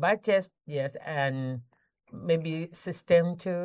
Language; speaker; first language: English; non-native, learner; Thai